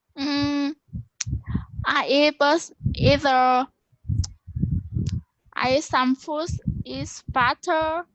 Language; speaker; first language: English; non-native, learner; Vietnamese